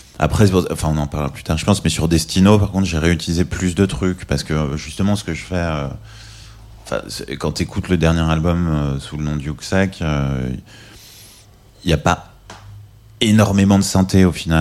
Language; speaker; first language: French; native; French